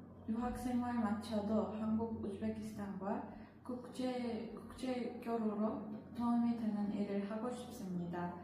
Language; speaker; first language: Korean; non-native, learner; Uzbek